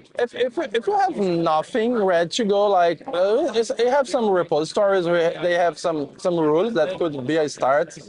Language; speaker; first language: English; non-native, fluent; Portuguese